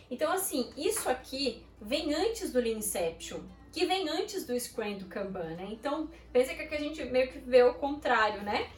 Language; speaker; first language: Portuguese; native; Portuguese